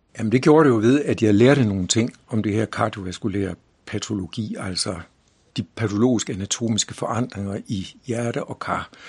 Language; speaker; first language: Danish; native; Danish